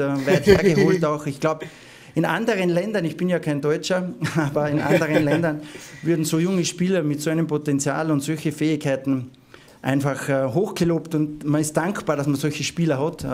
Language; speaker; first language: German; native; German